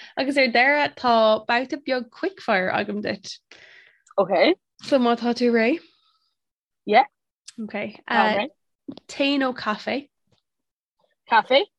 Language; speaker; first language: Irish; non-native, local second language; English